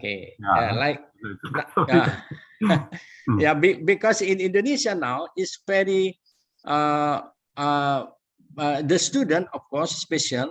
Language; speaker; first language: English; non-native, learner; Indonesian